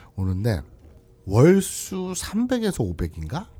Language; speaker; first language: Korean; native; Korean